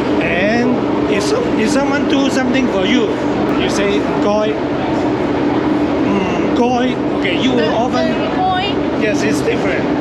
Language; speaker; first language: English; non-native, local second language; Cantonese